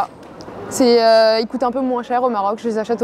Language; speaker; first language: French; native; French